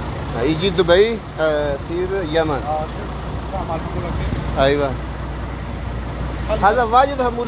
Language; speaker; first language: Arabic; non-native, learner; Urdu